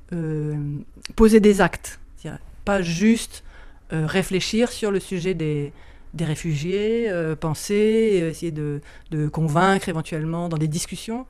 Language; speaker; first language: French; native; French